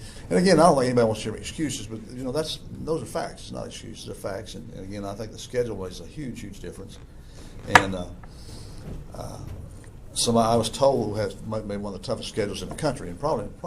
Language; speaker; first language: English; native; English